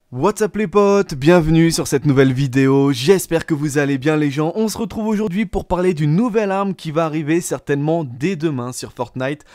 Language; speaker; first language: French; native; French